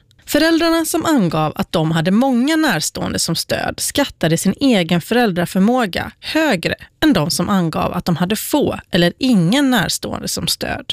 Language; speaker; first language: Swedish; native; Swedish